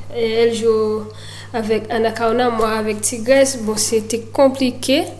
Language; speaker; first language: French; native; French